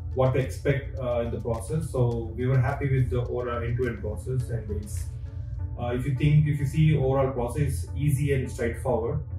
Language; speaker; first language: English; non-native, local second language; Telugu